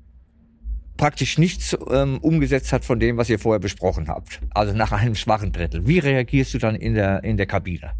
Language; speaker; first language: German; native; German